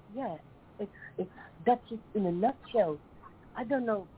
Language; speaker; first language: English; non-native, fluent; Dutch